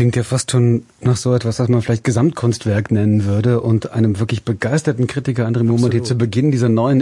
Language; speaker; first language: German; native; German